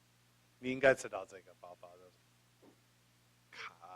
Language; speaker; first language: Chinese; early bilingual, heritage; English